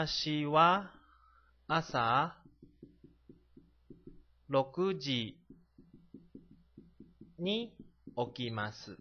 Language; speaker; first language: Japanese; non-native, fluent; Chinese